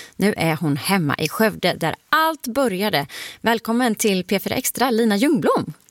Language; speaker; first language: Swedish; native; Swedish